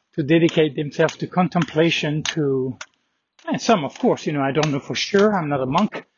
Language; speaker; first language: English; non-native, fluent; French